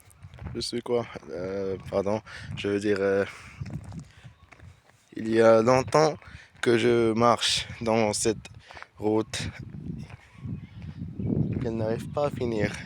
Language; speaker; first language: French; non-native, learner; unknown